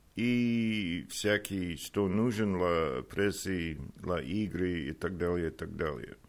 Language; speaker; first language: Russian; non-native, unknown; English